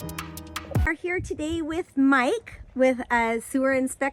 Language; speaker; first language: English; native; English